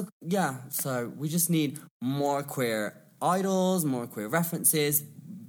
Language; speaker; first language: English; native; English